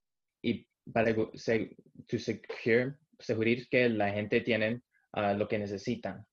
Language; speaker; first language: Spanish; early bilingual, heritage; Spanish